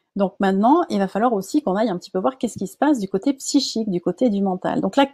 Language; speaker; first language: French; native; French